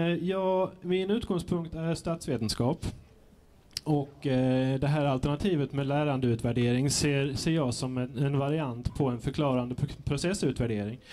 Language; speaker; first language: Swedish; native; Swedish